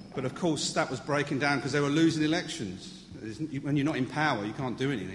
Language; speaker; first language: English; native; English